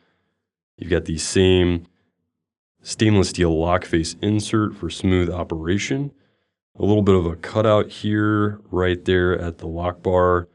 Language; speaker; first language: English; native; English